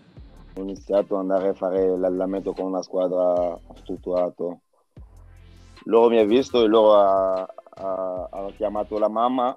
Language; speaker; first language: Italian; non-native, fluent; French